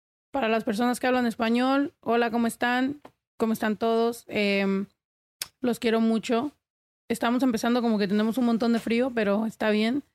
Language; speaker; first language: Spanish; early bilingual, heritage; Spanish